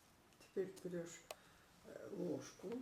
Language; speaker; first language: Russian; non-native, local second language; Azerbaijani